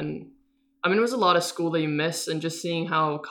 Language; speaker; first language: English; non-native, fluent; Swedish